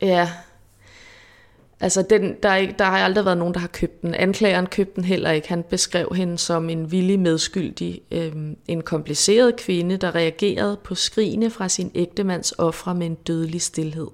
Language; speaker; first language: Danish; native; Danish